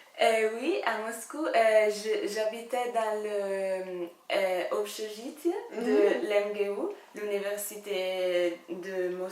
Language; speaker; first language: French; non-native, fluent; Italian